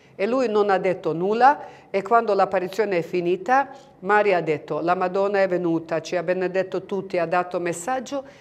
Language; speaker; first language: Italian; non-native, fluent; Bosnian